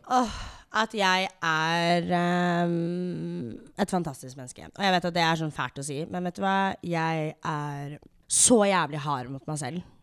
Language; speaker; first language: Norwegian; early bilingual, other home language; English